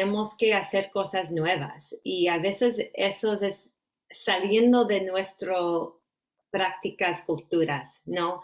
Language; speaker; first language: Spanish; early bilingual, heritage; Spanish